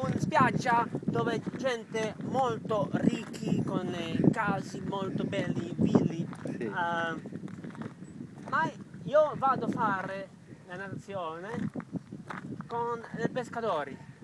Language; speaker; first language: Italian; non-native, learner; Czech